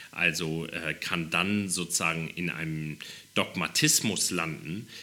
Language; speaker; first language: German; native; German